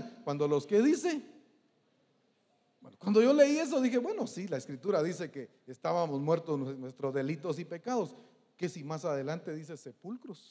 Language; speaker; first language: Spanish; native; Spanish